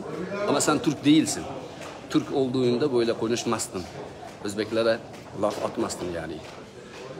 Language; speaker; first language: Turkish; non-native, learner; Uzbek